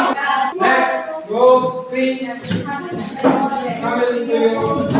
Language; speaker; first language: English; non-native, learner; Indonesian